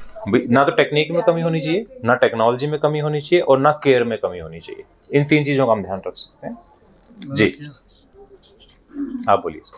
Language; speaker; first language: Hindi; native; Hindi